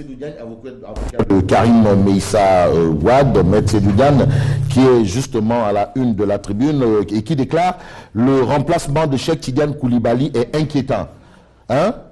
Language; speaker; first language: French; non-native, local second language; Wolof